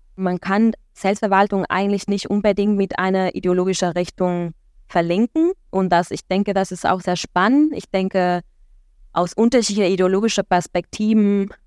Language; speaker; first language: German; non-native, fluent; Spanish